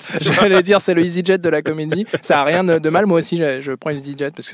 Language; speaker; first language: French; native; French